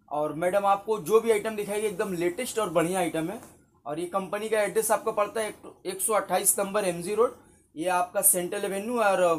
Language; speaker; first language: Hindi; native; Hindi